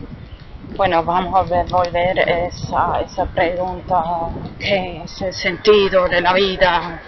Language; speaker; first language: Spanish; non-native, fluent; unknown